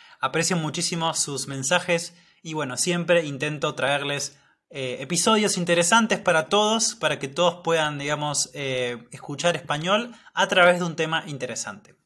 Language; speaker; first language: Spanish; native; Spanish